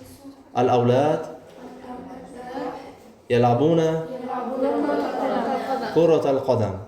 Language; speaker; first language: Arabic; non-native, fluent; Uzbek